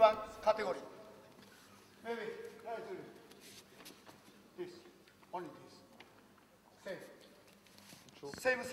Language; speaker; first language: English; non-native, learner; Japanese